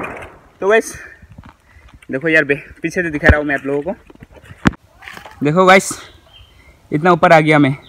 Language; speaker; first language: Hindi; non-native, local second language; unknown